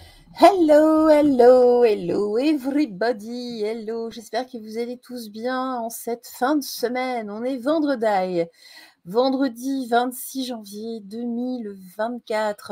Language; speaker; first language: French; native; French